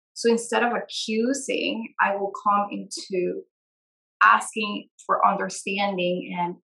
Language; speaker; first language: English; non-native, fluent; Spanish